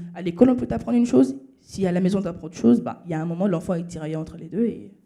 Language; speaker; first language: French; early bilingual, other home language; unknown